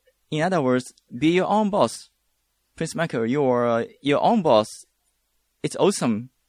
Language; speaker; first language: English; non-native, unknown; Japanese